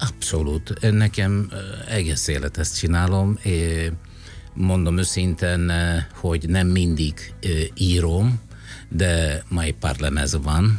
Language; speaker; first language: Hungarian; non-native, fluent; Italian